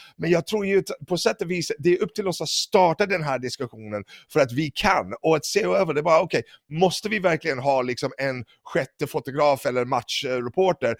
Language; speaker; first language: Swedish; non-native, fluent; English